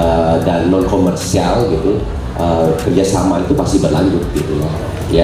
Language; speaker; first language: Indonesian; native; Indonesian